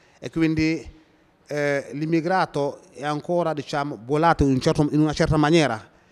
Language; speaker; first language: Italian; non-native, fluent; Wolof